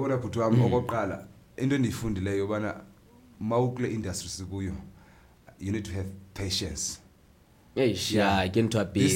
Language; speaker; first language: English; non-native, local second language; Xhosa